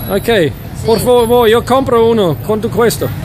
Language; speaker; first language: Spanish; non-native, learner; English